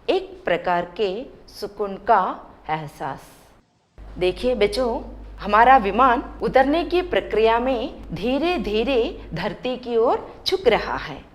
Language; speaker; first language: Hindi; non-native, local second language; Malayalam